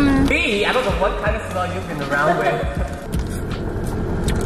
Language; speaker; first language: English; native; English